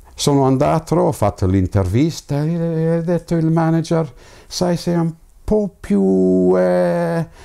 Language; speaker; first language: Italian; non-native, fluent; English